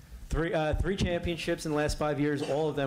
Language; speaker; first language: English; native; English